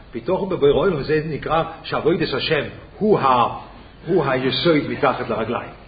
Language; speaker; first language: Hebrew; non-native, fluent; Swiss German